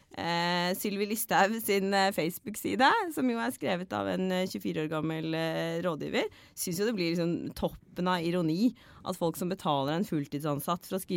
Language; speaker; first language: Norwegian; native; Norwegian